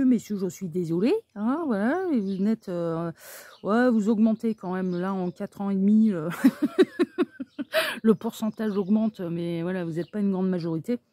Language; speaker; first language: French; native; French